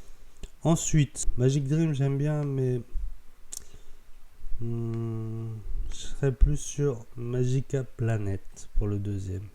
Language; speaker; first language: French; native; French